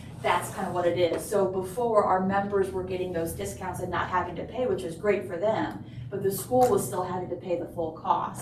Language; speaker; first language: English; native; English